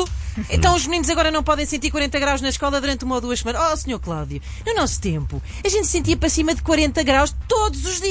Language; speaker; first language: Portuguese; native; Portuguese